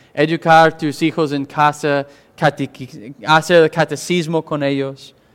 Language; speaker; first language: Spanish; non-native, fluent; English